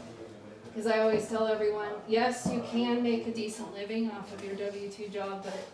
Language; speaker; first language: English; native; English